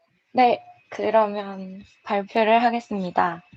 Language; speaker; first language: Korean; native; Korean